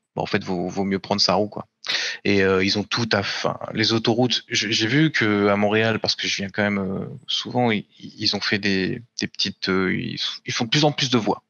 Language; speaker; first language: French; native; French